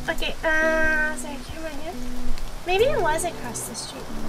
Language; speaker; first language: English; native; English